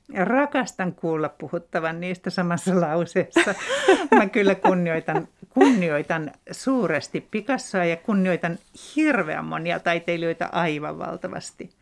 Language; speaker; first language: Finnish; native; Finnish